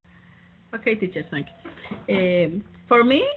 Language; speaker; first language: English; non-native, learner; Spanish